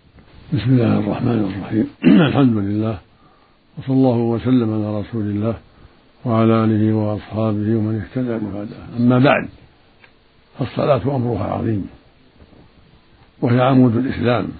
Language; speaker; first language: Arabic; native; Arabic